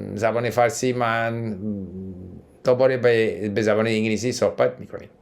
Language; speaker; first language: Persian; non-native, learner; English